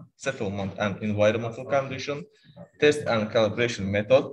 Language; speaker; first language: English; non-native, learner; Azerbaijani